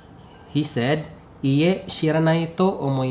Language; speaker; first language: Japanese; non-native, fluent; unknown